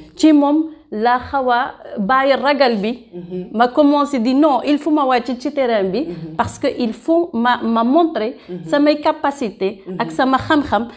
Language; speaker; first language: Wolof; non-native, fluent; French